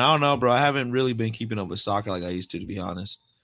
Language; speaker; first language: English; early bilingual, other home language; Spanish